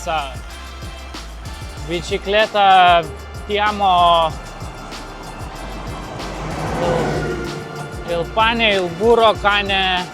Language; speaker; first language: Italian; non-native, learner; Lithuanian